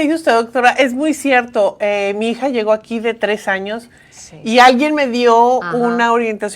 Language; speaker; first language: Spanish; native; Spanish